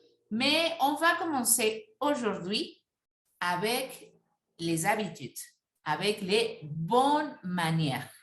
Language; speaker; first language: French; non-native, fluent; Spanish